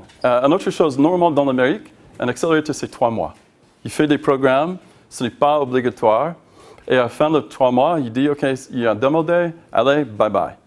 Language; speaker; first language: French; non-native, learner; English